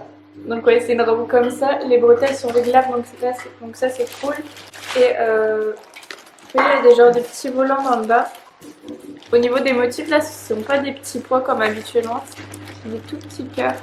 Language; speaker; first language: French; native; French